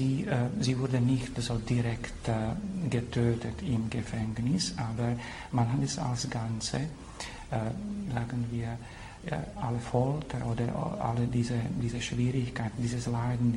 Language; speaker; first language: German; non-native, fluent; Slovak